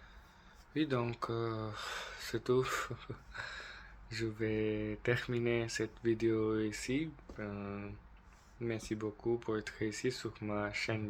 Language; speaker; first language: French; non-native, learner; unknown